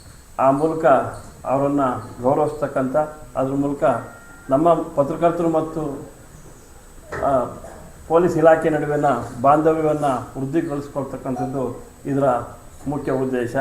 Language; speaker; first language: Kannada; native; Kannada